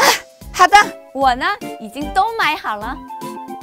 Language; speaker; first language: Chinese; non-native, fluent; Korean